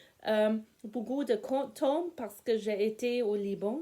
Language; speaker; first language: French; non-native, fluent; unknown